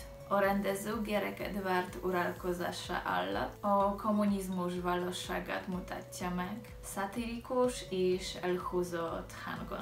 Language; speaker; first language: Hungarian; non-native, learner; Polish